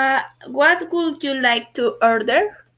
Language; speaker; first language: English; non-native, learner; Spanish